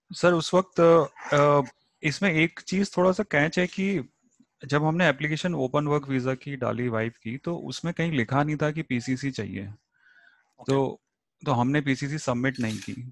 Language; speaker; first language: Hindi; native; Hindi